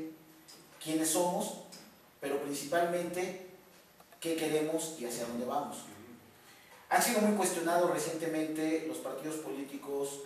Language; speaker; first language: Spanish; native; Spanish